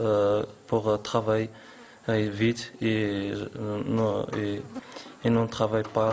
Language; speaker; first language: French; non-native, learner; Arabic